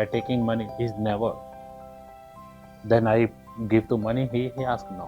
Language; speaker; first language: English; non-native, learner; Urdu